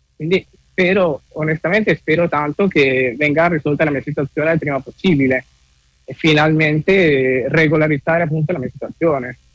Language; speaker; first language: Italian; non-native, fluent; Spanish